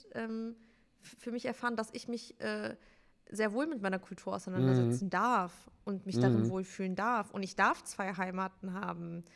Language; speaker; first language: German; early bilingual, other home language; Turkish